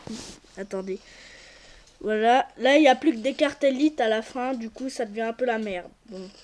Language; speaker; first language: French; native; French